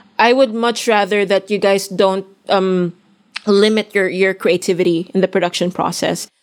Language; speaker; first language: English; non-native, local second language; Filipino